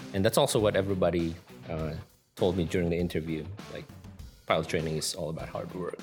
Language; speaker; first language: English; non-native, local second language; Filipino